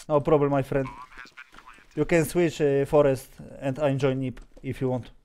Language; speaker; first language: English; non-native, learner; Polish